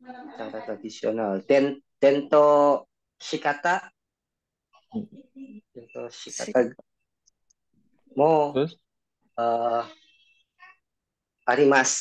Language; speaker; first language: Japanese; non-native, learner; Indonesian